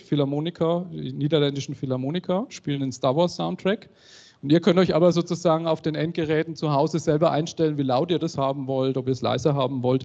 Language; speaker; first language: German; native; German